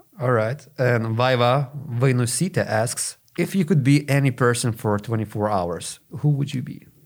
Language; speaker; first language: English; non-native, fluent; Lithuanian